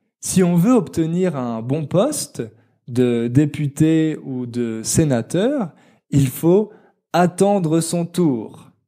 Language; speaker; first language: French; native; French